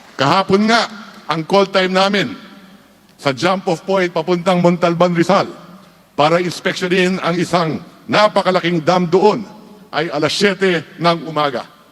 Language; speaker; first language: Filipino; native; Filipino